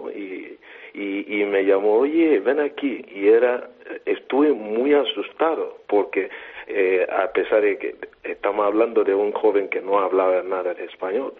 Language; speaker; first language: Spanish; non-native, fluent; Igbo